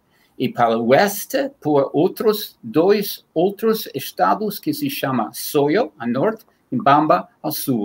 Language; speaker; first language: Portuguese; non-native, fluent; English